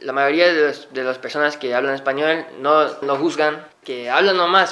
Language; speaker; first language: Spanish; early bilingual, heritage; Spanish